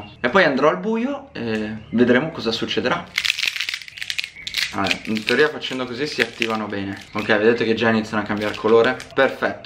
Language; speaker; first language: Italian; native; Italian